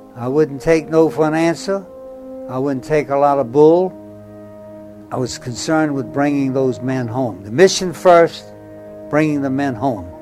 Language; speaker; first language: English; native; English